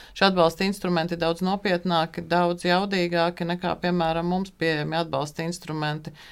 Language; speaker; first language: Latvian; native; Latvian